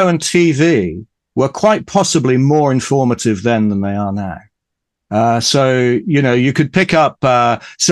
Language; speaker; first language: English; native; English